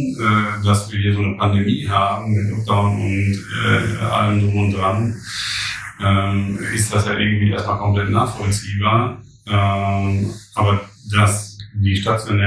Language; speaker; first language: German; native; German